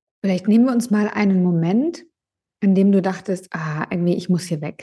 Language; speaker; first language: German; native; German